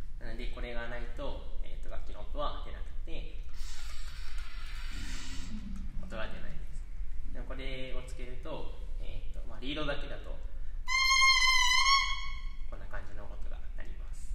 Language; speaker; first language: Japanese; native; Japanese